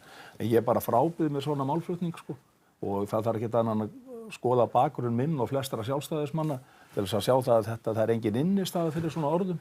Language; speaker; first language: Icelandic; native; Icelandic